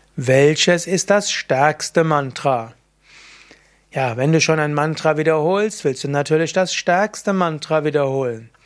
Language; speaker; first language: German; native; German